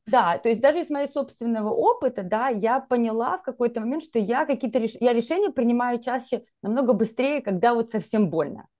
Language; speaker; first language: Russian; native; Russian